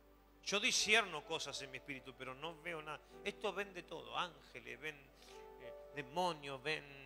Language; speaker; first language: Spanish; native; Spanish